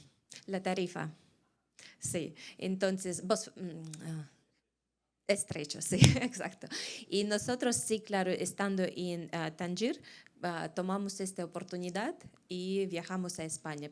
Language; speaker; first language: Spanish; non-native, fluent; Russian